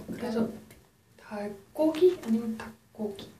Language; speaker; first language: Korean; non-native, learner; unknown